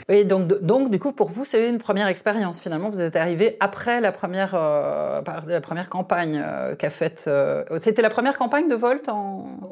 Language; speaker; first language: French; native; French